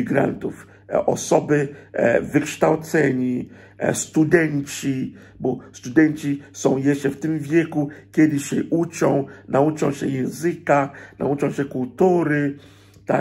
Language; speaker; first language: Polish; non-native, fluent; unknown